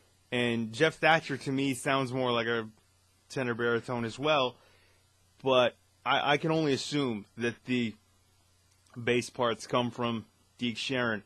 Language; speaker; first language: English; native; English